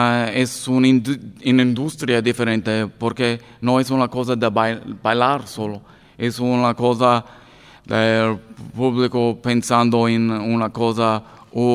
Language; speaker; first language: Spanish; non-native, learner; English